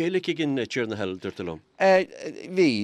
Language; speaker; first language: Irish; native; Irish